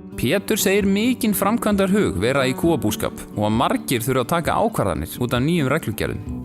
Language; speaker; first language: Icelandic; native; Icelandic